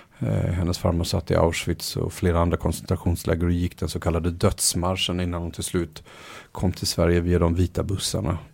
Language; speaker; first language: Swedish; native; Swedish